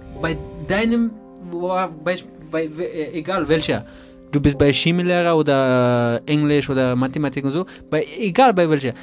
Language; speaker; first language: German; non-native, learner; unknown